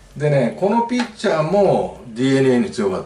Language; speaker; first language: Japanese; native; Japanese